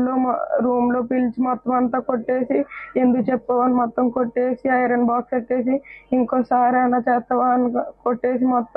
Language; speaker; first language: Telugu; native; Telugu